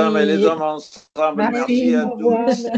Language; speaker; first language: French; non-native, fluent; Arabic